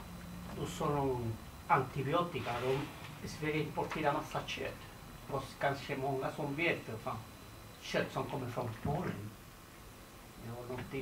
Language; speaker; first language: Swedish; non-native, learner; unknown